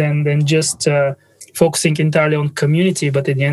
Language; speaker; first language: English; non-native, fluent; Bulgarian